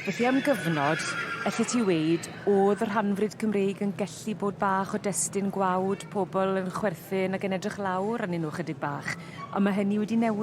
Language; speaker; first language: Welsh; native; Welsh